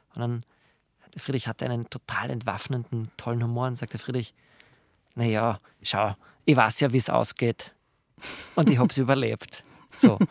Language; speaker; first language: German; native; German